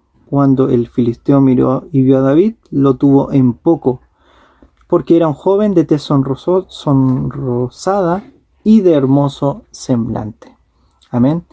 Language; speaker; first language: Spanish; native; Spanish